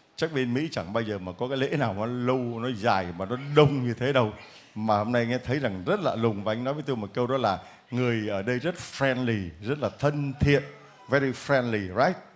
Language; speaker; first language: Vietnamese; native; Vietnamese